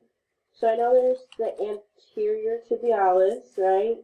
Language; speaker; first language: English; native; English